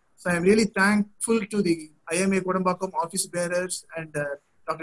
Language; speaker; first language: English; non-native, local second language; Tamil